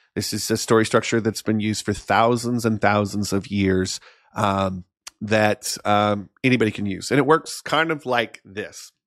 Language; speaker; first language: English; native; English